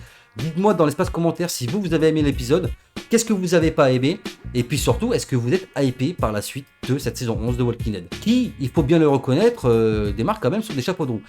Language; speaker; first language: French; native; French